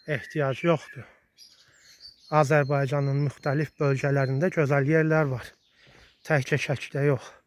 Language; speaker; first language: Azerbaijani; native; Azerbaijani